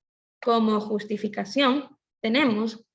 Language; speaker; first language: Spanish; native; Spanish